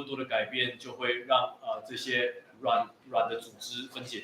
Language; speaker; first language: Chinese; native; Chinese